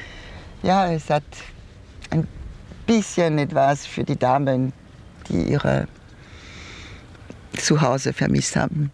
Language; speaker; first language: German; non-native, fluent; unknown